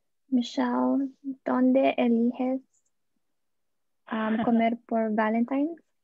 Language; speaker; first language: Spanish; non-native, learner; English